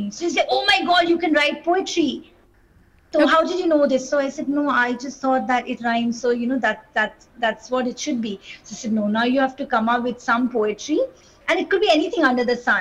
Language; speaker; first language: English; non-native, local second language; Hindi